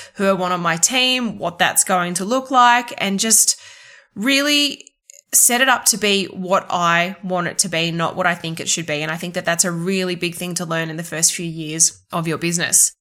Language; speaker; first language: English; native; English